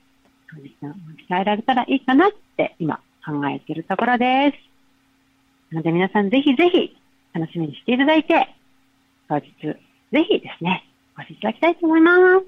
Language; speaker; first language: Japanese; native; Japanese